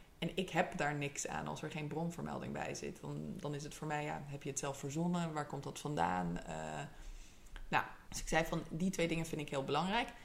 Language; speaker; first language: Dutch; early bilingual, other home language; English